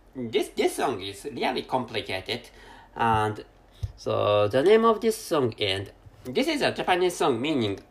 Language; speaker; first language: English; non-native, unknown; Japanese